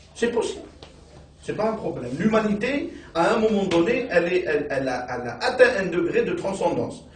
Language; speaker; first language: French; non-native, local second language; Arabic